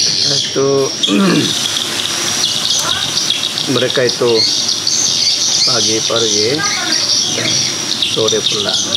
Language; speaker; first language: Indonesian; non-native, learner; Korean